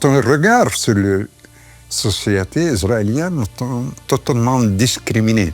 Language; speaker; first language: French; non-native, fluent; Arabic